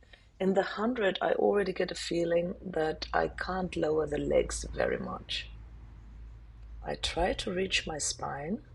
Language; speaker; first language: English; non-native, fluent; German